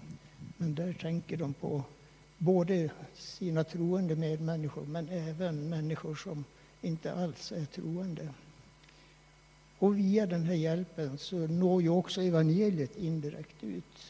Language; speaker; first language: Swedish; native; Swedish